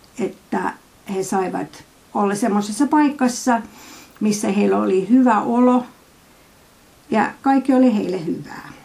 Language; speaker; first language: Finnish; non-native, fluent; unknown